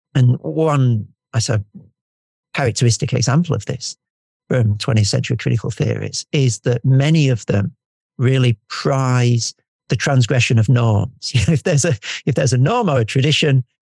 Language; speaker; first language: English; native; English